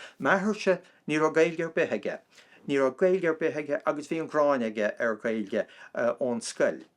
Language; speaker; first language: Irish; non-native, local second language; English